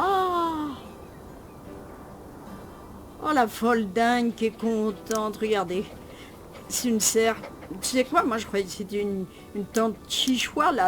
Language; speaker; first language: French; native; French